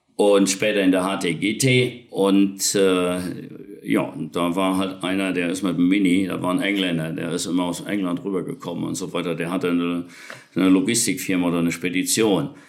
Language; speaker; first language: German; native; German